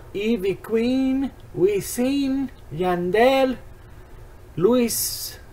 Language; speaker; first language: Spanish; non-native, learner; English